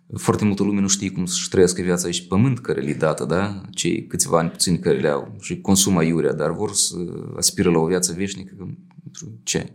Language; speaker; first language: Romanian; native; Romanian